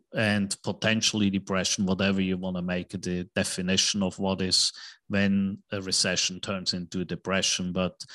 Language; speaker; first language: English; non-native, fluent; German